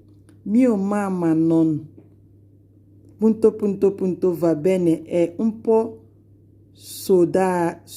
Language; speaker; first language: Italian; non-native, learner; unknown